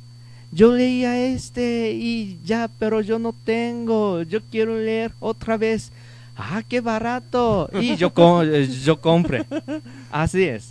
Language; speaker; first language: Spanish; non-native, learner; Japanese